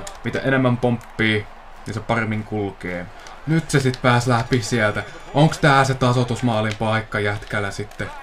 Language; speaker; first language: Finnish; native; Finnish